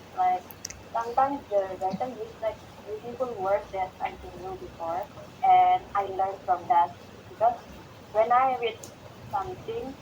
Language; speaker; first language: English; non-native, learner; Indonesian